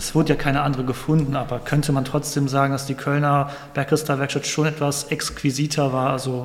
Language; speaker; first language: German; native; German